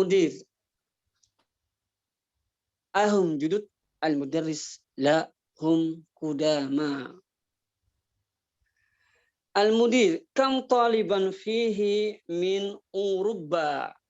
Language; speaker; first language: Arabic; non-native, fluent; Indonesian